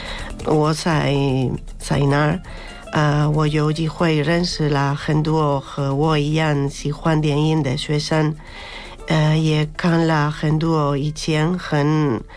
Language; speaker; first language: Chinese; non-native, fluent; Spanish